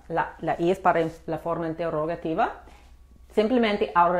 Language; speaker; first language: Spanish; non-native, fluent; English